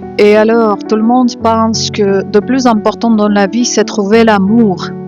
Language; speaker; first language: French; non-native, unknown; Ukrainian